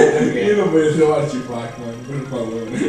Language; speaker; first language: Italian; native; Italian